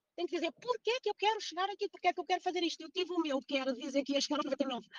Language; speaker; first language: Portuguese; native; Portuguese